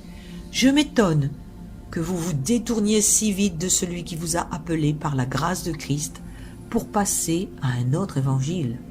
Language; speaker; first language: French; native; French